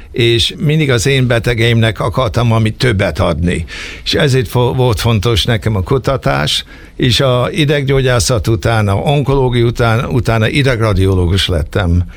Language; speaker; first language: Hungarian; early bilingual, heritage; Hungarian